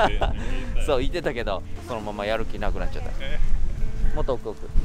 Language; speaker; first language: Japanese; native; Japanese